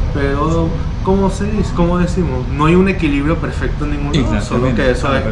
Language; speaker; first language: Spanish; native; Spanish